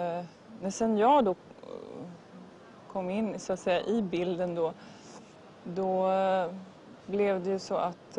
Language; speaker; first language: Swedish; native; Swedish